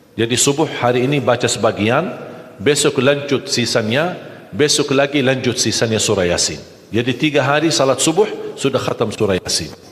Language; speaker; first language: Malay; non-native, fluent; Arabic